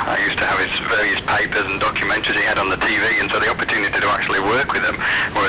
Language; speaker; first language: English; native; English